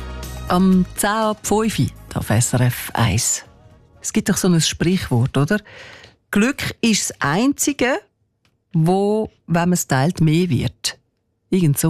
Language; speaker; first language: German; native; German